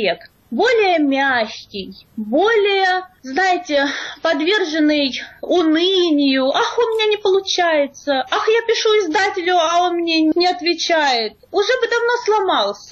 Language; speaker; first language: Russian; native; Russian